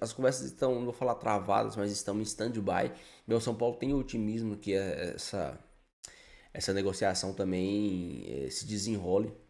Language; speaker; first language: Portuguese; native; Portuguese